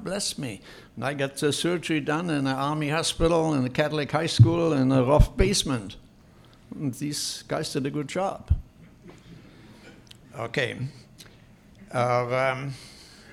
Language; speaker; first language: English; non-native, fluent; Polish